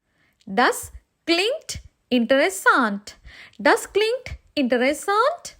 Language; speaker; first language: German; non-native, learner; Sinhala